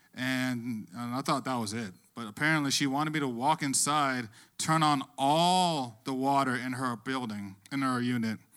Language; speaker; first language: English; native; English